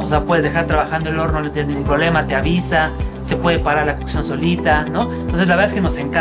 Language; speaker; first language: Spanish; native; Spanish